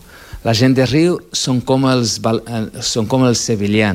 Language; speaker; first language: Catalan; non-native, fluent; Portuguese